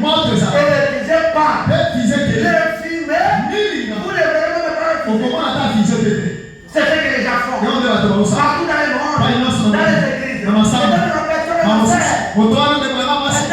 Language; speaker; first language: French; non-native, local second language; Lingala